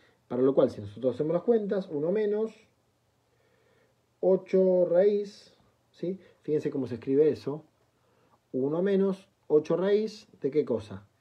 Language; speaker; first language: Spanish; native; Spanish